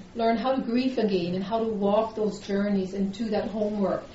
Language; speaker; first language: English; non-native, fluent; German